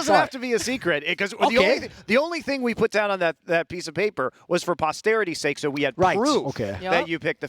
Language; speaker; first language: English; native; English